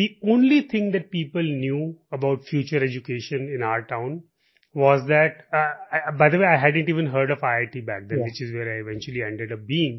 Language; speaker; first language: English; non-native, local second language; Punjabi